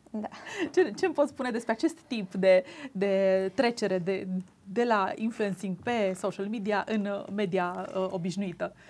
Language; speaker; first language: Romanian; native; Romanian